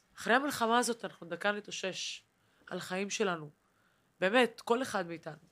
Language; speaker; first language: Hebrew; non-native, local second language; Arabic